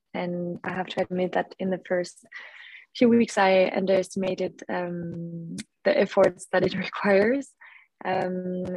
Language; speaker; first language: English; non-native, fluent; French